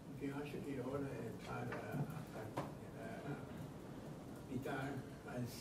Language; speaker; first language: Portuguese; non-native, fluent; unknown